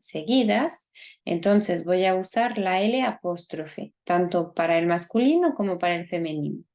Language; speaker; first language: Spanish; non-native, fluent; French